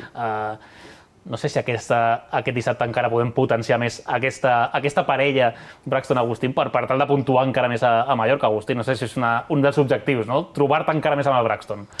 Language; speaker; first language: Catalan; native; Catalan